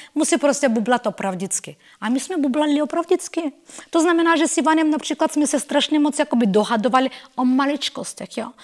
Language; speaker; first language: Czech; non-native, fluent; Bulgarian